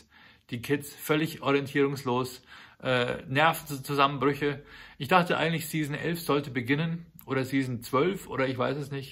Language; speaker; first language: German; native; German